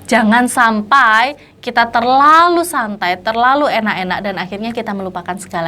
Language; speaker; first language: Indonesian; native; Indonesian